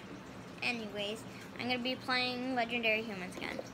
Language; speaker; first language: English; native; English